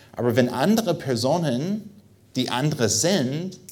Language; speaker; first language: German; non-native, fluent; English